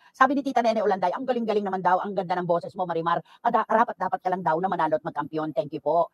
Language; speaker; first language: Filipino; native; Filipino